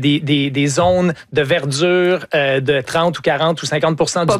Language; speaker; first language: French; native; French